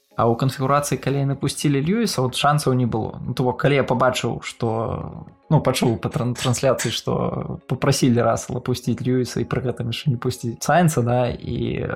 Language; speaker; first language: Belarusian; non-native, local second language; Russian